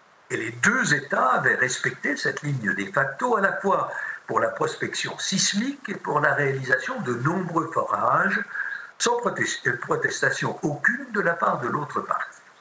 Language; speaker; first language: French; native; French